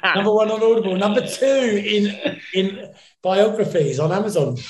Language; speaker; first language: English; native; English